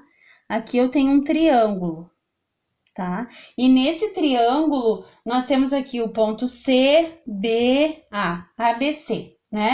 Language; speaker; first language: Portuguese; native; Portuguese